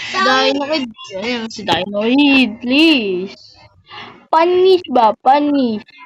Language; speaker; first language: Filipino; native; Filipino